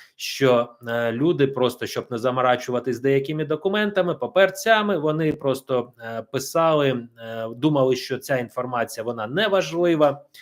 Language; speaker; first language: Ukrainian; non-native, local second language; Russian